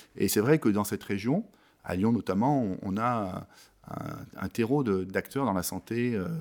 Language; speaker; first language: French; native; French